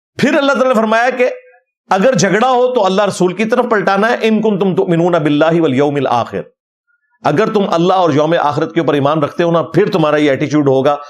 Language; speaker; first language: Urdu; non-native, local second language; Punjabi